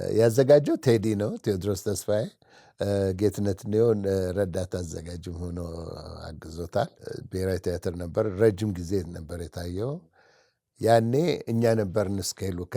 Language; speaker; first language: Amharic; native; Amharic